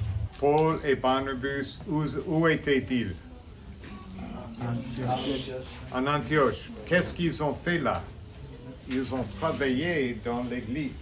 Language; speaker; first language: French; non-native, fluent; English